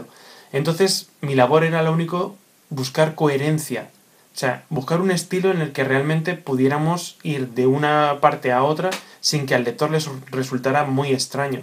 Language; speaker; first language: Spanish; native; Spanish